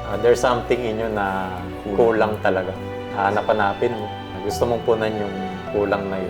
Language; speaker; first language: Filipino; native; Filipino